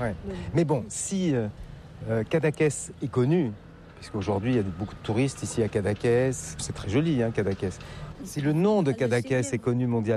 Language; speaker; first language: French; native; French